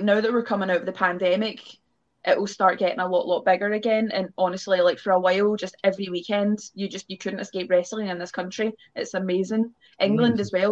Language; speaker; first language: English; native; English